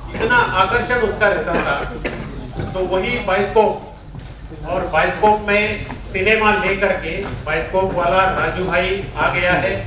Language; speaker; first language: Hindi; non-native, local second language; Marathi